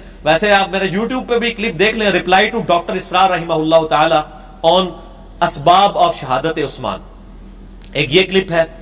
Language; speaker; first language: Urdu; non-native, local second language; Punjabi